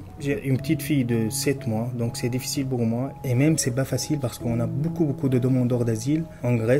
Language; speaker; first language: French; non-native, fluent; Arabic